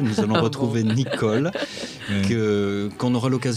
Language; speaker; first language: French; native; French